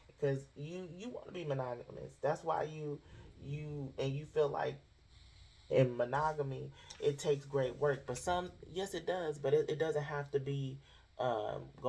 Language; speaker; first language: English; native; English